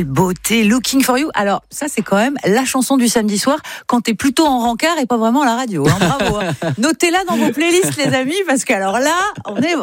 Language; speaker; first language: French; native; French